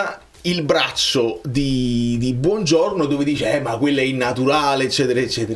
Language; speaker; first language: Italian; native; Italian